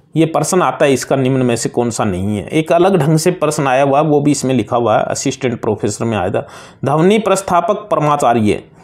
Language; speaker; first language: Hindi; native; Hindi